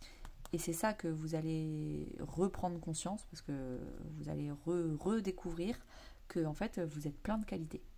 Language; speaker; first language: French; native; French